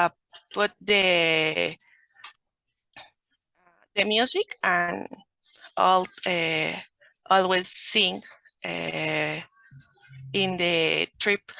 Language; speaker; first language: English; non-native, learner; Spanish